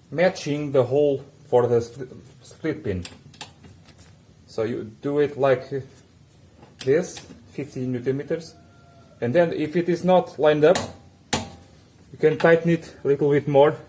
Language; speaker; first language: English; non-native, fluent; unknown